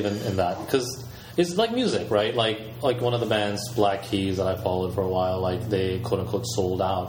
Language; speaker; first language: English; native; English